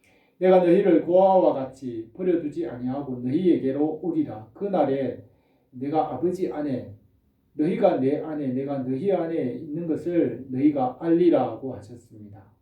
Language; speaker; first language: Korean; native; Korean